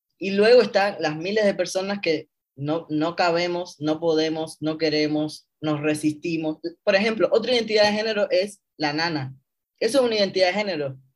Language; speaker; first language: Spanish; native; Spanish